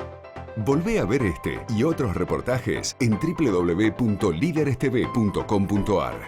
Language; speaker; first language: Spanish; native; Spanish